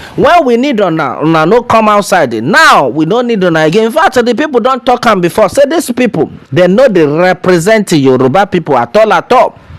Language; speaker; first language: Nigerian Pidgin; non-native, local second language; Yoruba